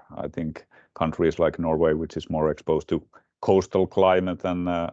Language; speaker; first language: English; non-native, fluent; Finnish